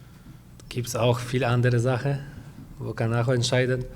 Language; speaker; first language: German; non-native, fluent; Polish